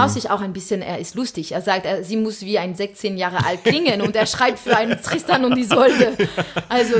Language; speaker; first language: German; non-native, fluent; French